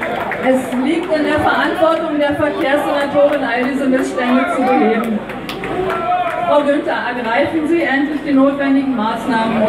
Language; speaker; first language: German; native; German